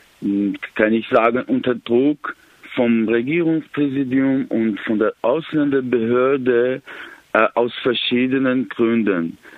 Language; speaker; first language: German; non-native, learner; Persian